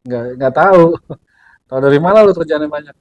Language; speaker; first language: Indonesian; native; Indonesian